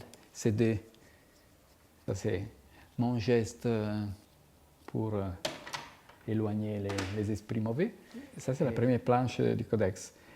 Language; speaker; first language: French; non-native, fluent; Italian